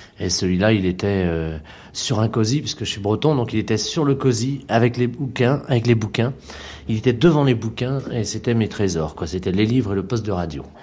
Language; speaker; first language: French; native; French